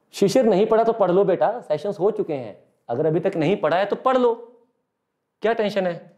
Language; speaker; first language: Hindi; native; Hindi